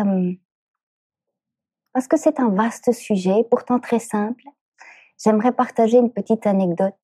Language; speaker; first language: French; native; French